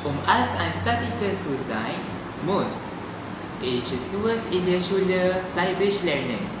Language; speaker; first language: German; non-native, learner; Malay